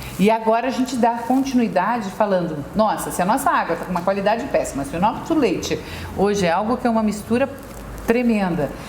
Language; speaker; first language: Portuguese; native; Portuguese